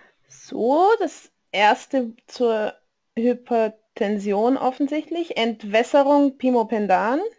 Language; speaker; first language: German; native; German